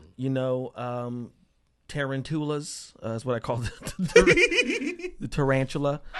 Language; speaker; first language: English; native; English